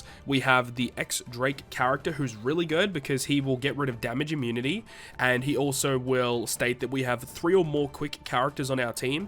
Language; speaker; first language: English; native; English